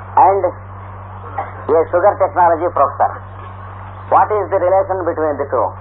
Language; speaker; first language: English; non-native, local second language; Telugu